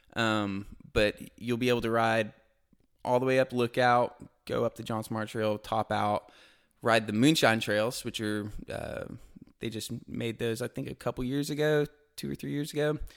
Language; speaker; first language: English; native; English